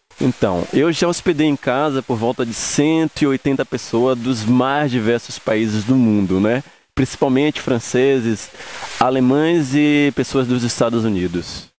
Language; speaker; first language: Portuguese; native; Portuguese